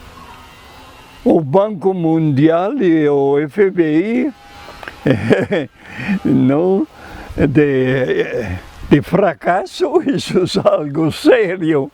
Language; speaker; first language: Portuguese; non-native, fluent; French